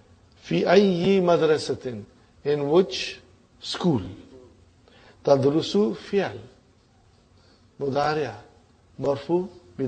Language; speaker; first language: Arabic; non-native, fluent; Urdu